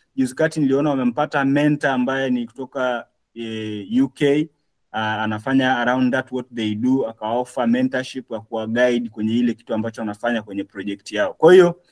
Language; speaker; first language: Swahili; native; Swahili